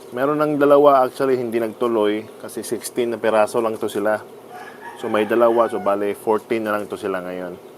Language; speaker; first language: Filipino; non-native, local second language; Cebuano